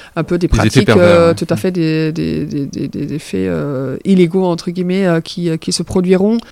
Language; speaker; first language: French; non-native, fluent; German